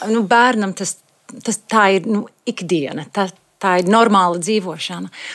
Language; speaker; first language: Latvian; early bilingual, heritage; Latvian